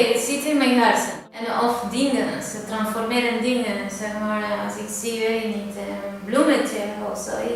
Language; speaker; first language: Dutch; non-native, learner; Spanish